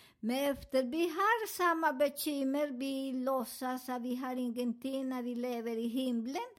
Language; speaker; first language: Swedish; non-native, fluent; Spanish